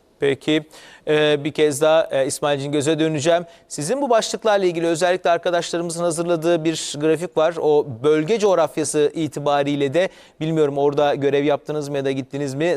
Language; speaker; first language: Turkish; native; Turkish